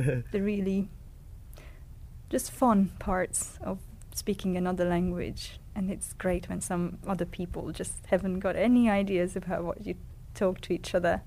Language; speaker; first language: English; non-native, fluent; Hungarian